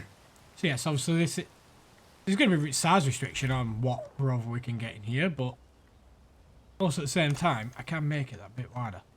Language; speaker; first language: English; native; English